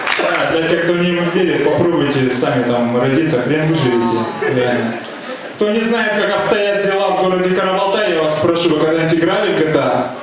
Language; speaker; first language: Russian; native; Russian